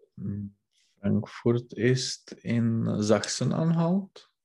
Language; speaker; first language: German; non-native, learner; Czech